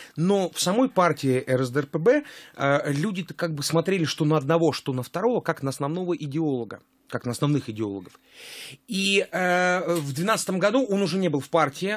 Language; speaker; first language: Russian; native; Russian